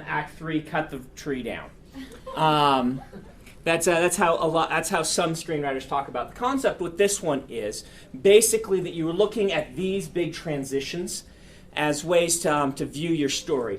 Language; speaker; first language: English; native; English